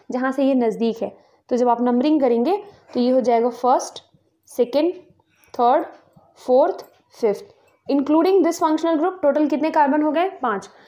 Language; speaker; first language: Hindi; native; Hindi